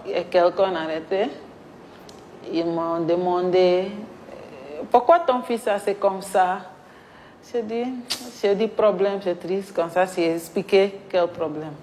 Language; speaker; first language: French; non-native, learner; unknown